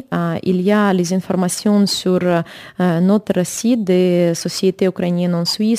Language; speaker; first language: French; non-native, learner; Ukrainian